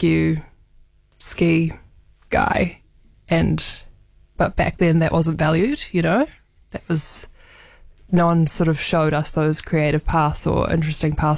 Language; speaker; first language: English; native; English